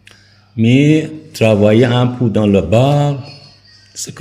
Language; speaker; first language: French; non-native, learner; Persian